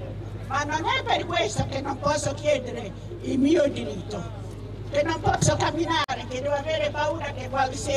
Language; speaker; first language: Italian; non-native, fluent; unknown